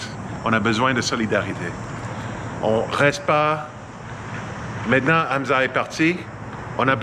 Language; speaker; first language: French; non-native, fluent; English